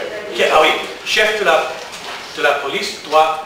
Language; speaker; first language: French; non-native, learner; English